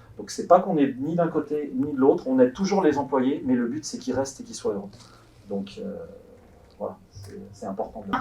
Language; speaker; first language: French; native; French